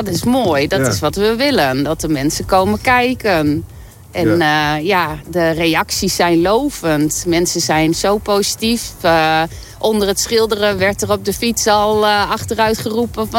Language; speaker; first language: Dutch; native; Dutch